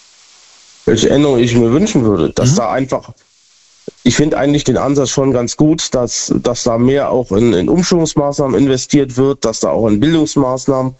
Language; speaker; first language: German; native; German